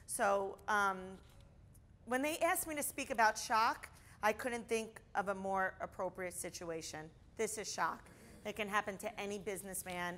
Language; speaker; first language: English; native; English